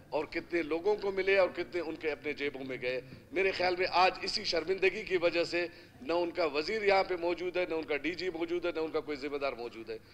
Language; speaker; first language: Urdu; non-native, local second language; Brahui